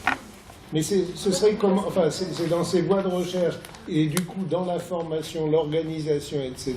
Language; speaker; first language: French; native; French